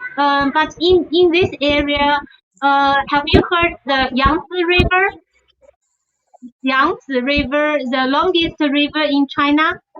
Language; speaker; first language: English; non-native, fluent; Chinese